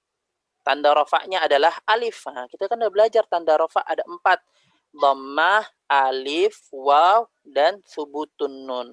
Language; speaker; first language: Indonesian; native; Indonesian